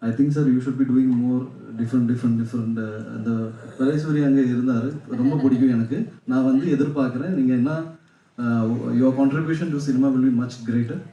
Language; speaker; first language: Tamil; non-native, fluent; Malayalam